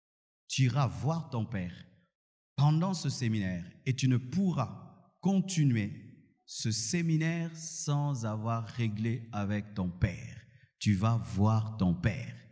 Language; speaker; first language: French; non-native, local second language; Lingala